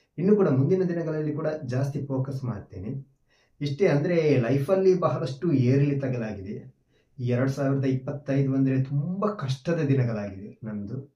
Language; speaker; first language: Kannada; non-native, local second language; Malayalam